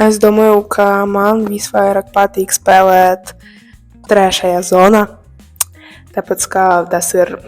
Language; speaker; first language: Latvian; non-native, local second language; Russian